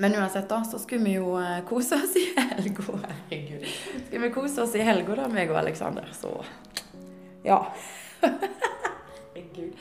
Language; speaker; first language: Norwegian; native; Norwegian